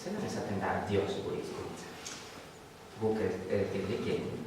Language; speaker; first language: Basque; non-native, learner; Spanish